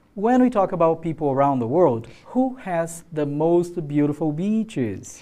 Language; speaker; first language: English; non-native, fluent; Portuguese